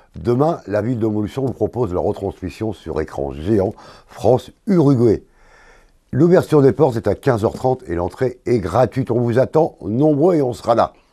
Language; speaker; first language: French; native; French